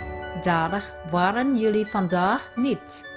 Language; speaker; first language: Dutch; non-native, fluent; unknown